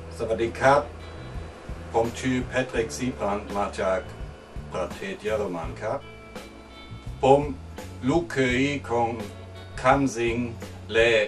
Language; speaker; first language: Thai; non-native, learner; German